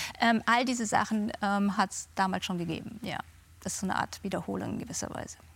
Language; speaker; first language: German; native; German